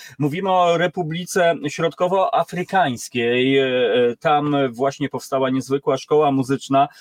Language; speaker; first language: Polish; native; Polish